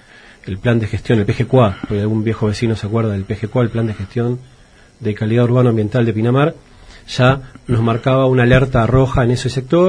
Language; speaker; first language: Spanish; native; Spanish